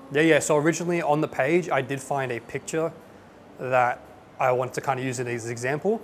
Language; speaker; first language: English; native; English